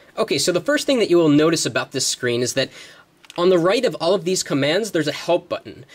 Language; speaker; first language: English; native; English